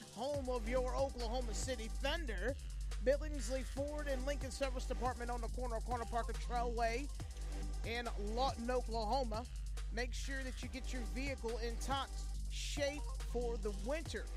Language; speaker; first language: English; native; English